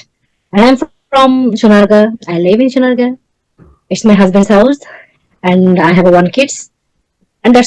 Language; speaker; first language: English; non-native, learner; Bangla